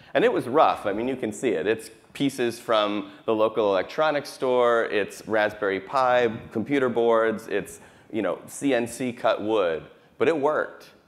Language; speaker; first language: English; native; English